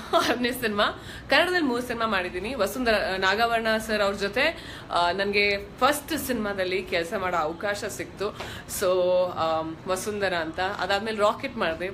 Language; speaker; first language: Kannada; non-native, local second language; Kodava